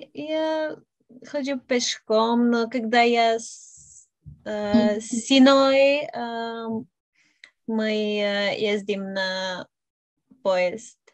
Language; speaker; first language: Russian; non-native, learner; Bulgarian